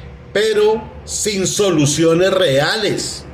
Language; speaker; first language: Spanish; native; Spanish